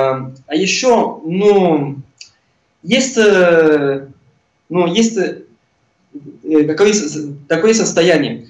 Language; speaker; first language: Russian; non-native, fluent; Spanish